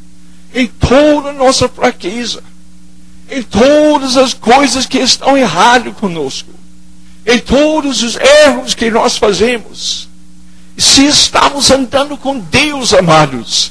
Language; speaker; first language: Portuguese; non-native, fluent; English